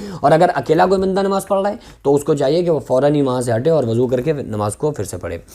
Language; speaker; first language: Urdu; native; Urdu